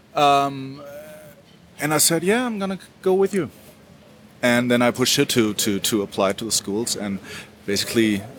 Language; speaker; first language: English; non-native, fluent; German